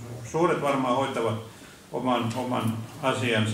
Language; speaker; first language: Finnish; native; Finnish